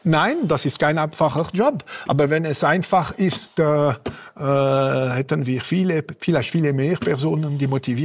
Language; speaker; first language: German; non-native, local second language; French